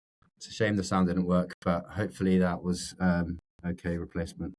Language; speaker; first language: English; native; English